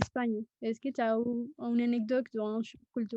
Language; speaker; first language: French; non-native, fluent; Spanish